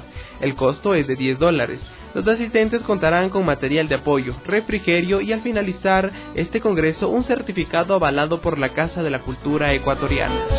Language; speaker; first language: Spanish; native; Spanish